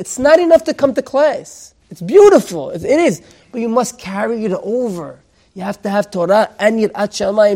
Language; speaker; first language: English; native; English